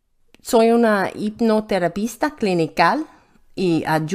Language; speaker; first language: Spanish; non-native, learner; English